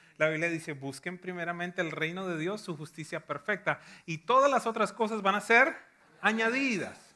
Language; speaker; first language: Spanish; native; Spanish